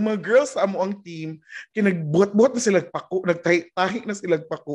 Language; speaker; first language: English; non-native, local second language; Cebuano